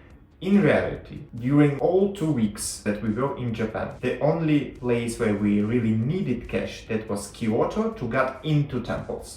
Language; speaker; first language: English; non-native, fluent; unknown